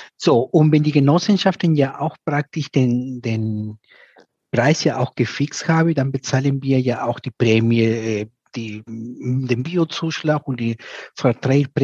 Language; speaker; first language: German; non-native, fluent; Spanish